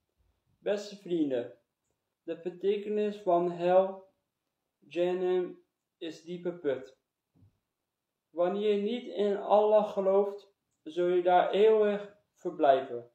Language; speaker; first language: Dutch; early bilingual, other home language; Turkish